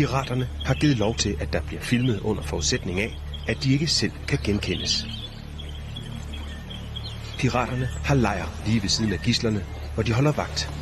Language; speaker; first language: Danish; native; Danish